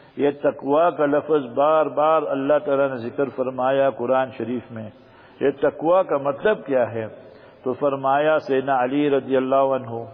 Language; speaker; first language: Urdu; early bilingual, heritage; Urdu